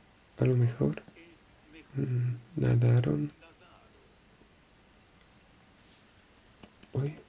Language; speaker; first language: Spanish; non-native, learner; French